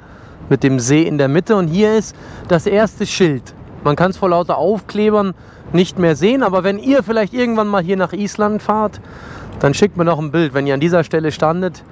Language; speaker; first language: German; native; German